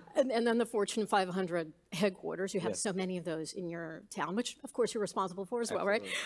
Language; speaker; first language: English; native; English